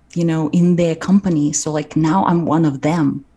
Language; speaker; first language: English; non-native, fluent; Russian